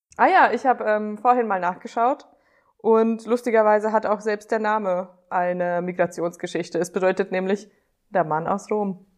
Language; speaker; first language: German; non-native, fluent; Hungarian